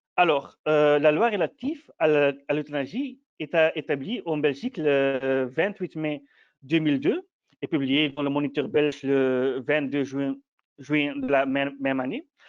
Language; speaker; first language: French; non-native, fluent; Dutch